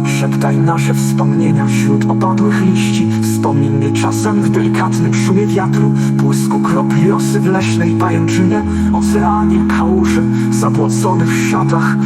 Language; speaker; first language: Polish; native; Polish